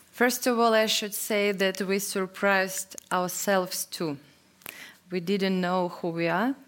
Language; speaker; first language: English; non-native, fluent; Ukrainian